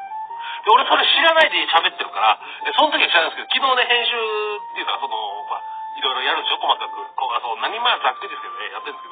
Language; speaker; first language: Japanese; native; Japanese